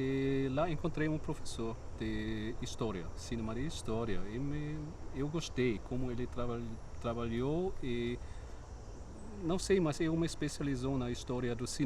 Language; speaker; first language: Portuguese; non-native, fluent; German